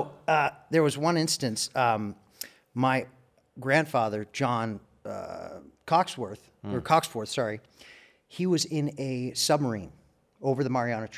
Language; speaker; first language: English; native; English